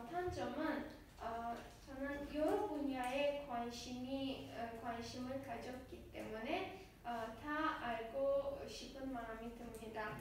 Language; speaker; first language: Korean; non-native, learner; Azerbaijani